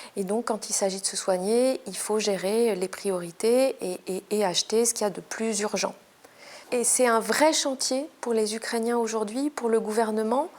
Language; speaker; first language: French; native; French